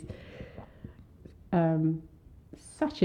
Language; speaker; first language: English; non-native, local second language; Swahili